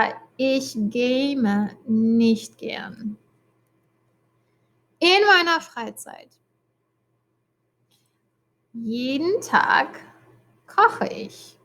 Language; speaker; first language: German; non-native, fluent; English